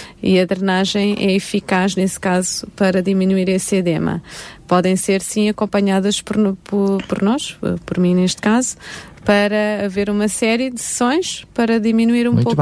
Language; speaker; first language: Portuguese; native; Portuguese